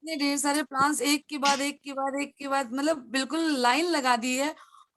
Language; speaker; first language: Hindi; native; Hindi